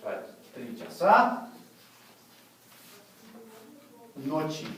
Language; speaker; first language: Russian; non-native, fluent; English